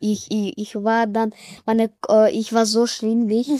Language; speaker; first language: German; early bilingual, other home language; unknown